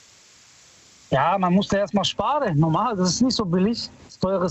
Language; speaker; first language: German; early bilingual, other home language; Italian